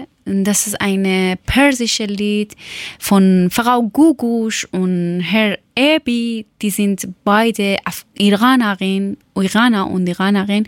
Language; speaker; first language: German; non-native, learner; Persian